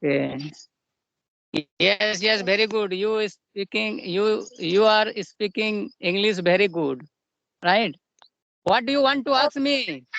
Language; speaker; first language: English; non-native, learner; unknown